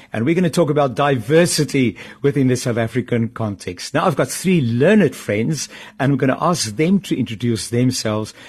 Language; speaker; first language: English; non-native, local second language; Afrikaans